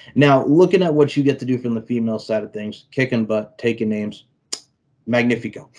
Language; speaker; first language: English; native; English